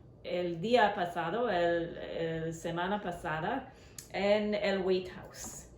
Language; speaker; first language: Spanish; non-native, learner; English